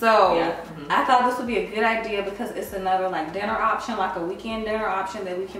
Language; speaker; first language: English; native; English